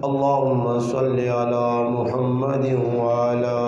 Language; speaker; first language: Urdu; non-native, local second language; Punjabi